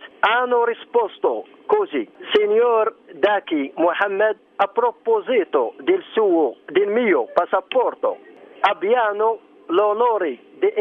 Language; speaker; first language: Italian; non-native, learner; Arabic